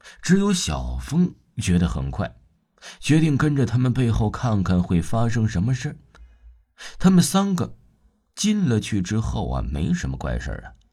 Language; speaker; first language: Chinese; non-native, local second language; Cantonese